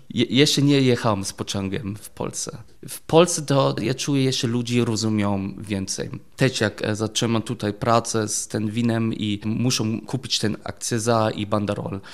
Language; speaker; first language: Polish; non-native, learner; German